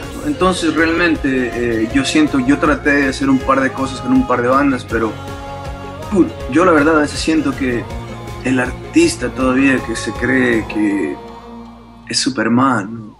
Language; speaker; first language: Spanish; early bilingual, other home language; English